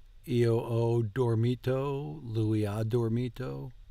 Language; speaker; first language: Italian; non-native, learner; English